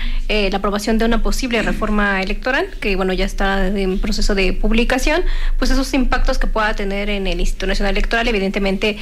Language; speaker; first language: Spanish; native; Spanish